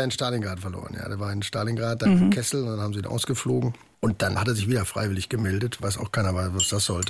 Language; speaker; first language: German; native; German